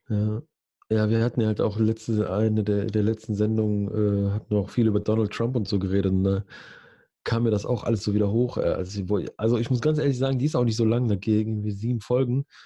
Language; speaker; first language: German; early bilingual, other home language; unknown